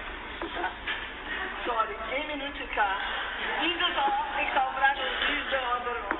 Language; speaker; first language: Dutch; non-native, learner; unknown